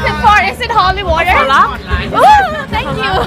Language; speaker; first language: English; non-native, fluent; Indonesian